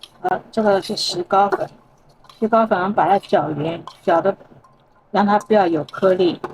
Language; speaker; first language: Chinese; native; Chinese